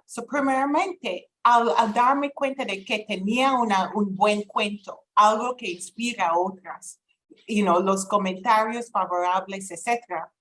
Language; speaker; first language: Spanish; non-native, fluent; English